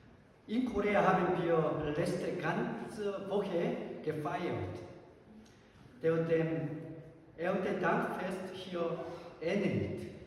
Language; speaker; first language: German; non-native, learner; Korean